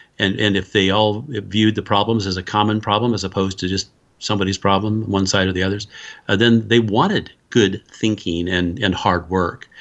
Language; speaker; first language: English; native; English